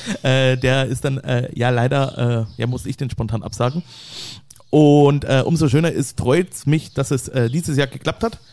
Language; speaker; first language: German; native; German